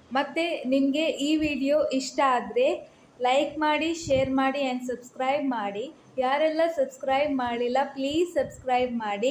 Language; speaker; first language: Kannada; non-native, local second language; Konkani